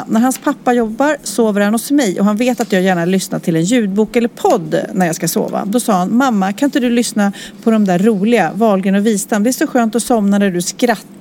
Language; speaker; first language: Swedish; native; Swedish